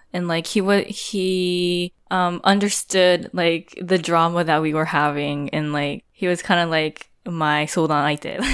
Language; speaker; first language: English; non-native, fluent; Japanese